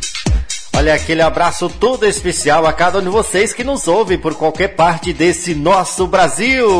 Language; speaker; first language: Portuguese; native; Portuguese